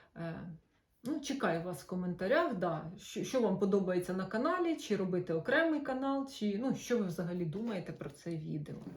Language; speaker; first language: Ukrainian; non-native, local second language; Russian